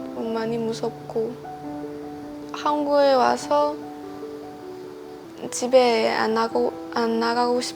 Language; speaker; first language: Korean; non-native, learner; Chinese